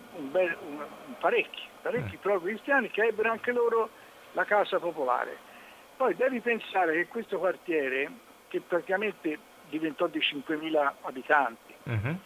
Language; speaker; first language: Italian; native; Italian